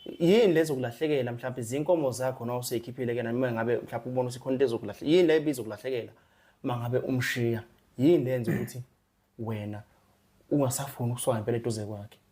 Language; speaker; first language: Zulu; native; Zulu